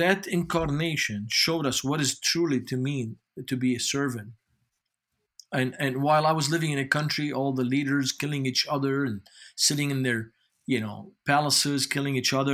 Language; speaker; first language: English; non-native, fluent; Arabic